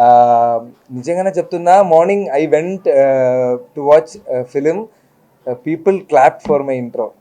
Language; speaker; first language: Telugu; non-native, learner; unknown